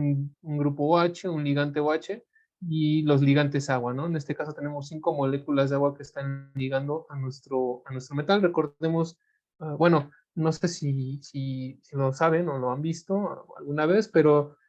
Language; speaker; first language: Spanish; native; Spanish